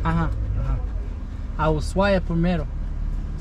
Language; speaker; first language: Portuguese; non-native, learner; English